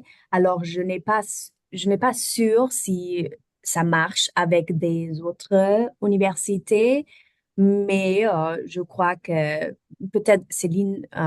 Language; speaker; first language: French; non-native, learner; German